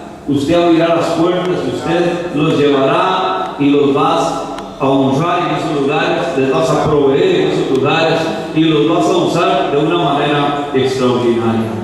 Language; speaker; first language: Spanish; native; Spanish